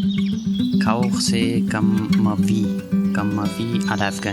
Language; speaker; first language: French; non-native, learner; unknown